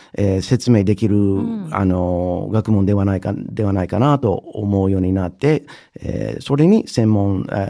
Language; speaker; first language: Japanese; non-native, fluent; English